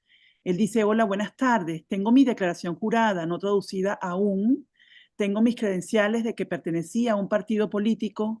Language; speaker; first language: Spanish; native; Spanish